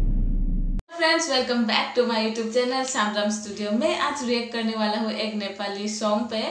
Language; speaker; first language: Hindi; non-native, local second language; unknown